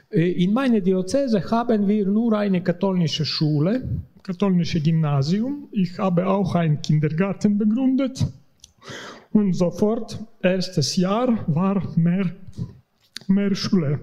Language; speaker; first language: German; non-native, learner; Latvian